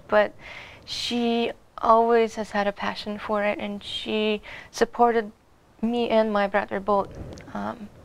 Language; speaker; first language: English; non-native, fluent; Bulgarian